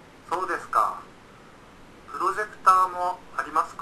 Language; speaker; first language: Japanese; non-native, learner; Indonesian